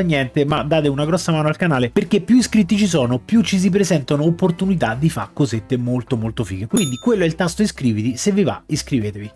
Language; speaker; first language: Italian; native; Italian